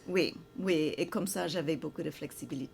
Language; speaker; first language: French; non-native, fluent; English